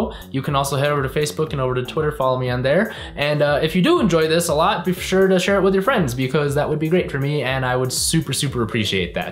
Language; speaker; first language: English; native; English